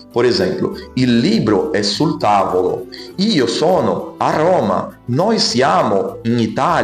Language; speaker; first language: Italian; non-native, fluent; Portuguese